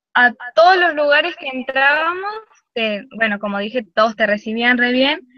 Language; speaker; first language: Spanish; native; Spanish